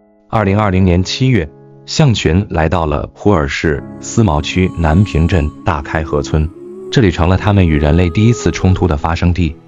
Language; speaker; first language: Chinese; native; Chinese